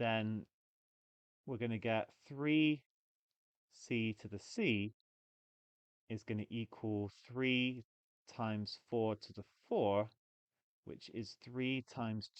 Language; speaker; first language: English; native; English